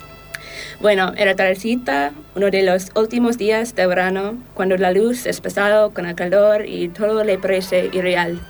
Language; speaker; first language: Spanish; non-native, fluent; English